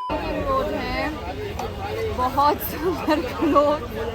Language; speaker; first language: Hindi; non-native, learner; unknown